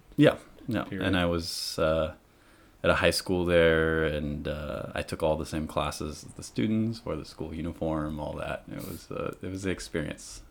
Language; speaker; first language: English; native; English